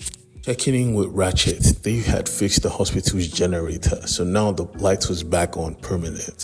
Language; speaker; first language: English; native; English